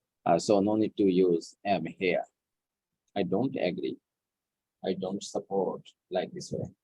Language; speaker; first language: English; non-native, fluent; Bangla